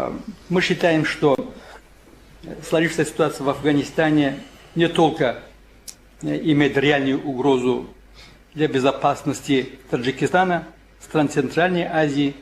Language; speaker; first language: Russian; non-native, local second language; Tajik